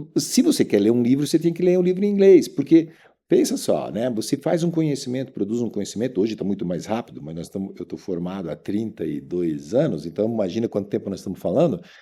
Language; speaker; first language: Portuguese; native; Portuguese